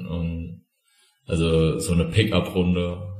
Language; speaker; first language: German; native; German